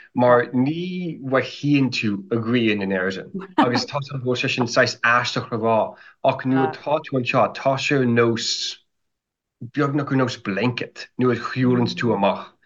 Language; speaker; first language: Irish; non-native, fluent; English